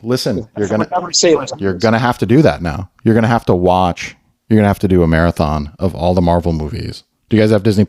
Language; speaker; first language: English; native; English